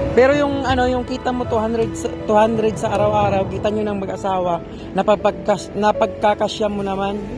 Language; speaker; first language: Filipino; non-native, local second language; Waray